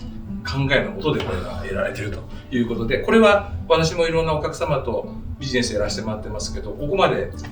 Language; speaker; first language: Japanese; native; Japanese